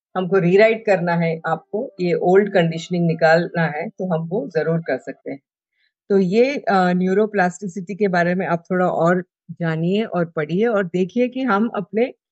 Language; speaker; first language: Hindi; non-native, local second language; Telugu